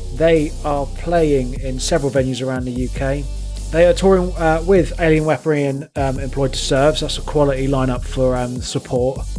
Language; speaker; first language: English; native; English